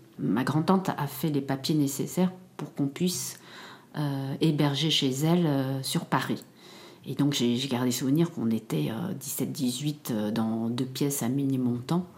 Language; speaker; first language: French; early bilingual, other home language; Khmer